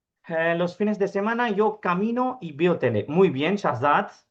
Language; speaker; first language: Spanish; non-native, fluent; Urdu